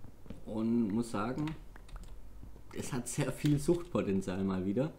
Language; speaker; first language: German; native; German